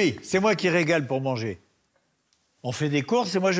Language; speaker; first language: French; native; French